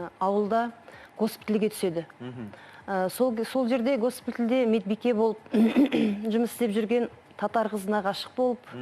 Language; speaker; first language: Kazakh; non-native, local second language; Russian